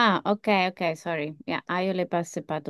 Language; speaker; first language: Indonesian; non-native, learner; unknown